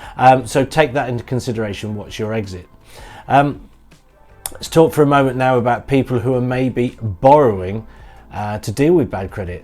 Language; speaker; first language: English; native; English